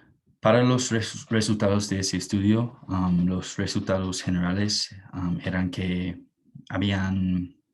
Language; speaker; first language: Spanish; non-native, fluent; English